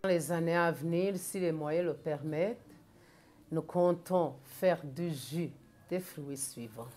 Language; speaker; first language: French; non-native, local second language; Rundi